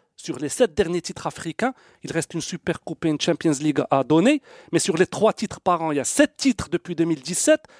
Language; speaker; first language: French; non-native, local second language; Arabic